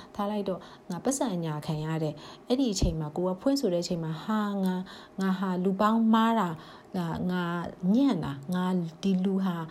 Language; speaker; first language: Burmese; non-native, local second language; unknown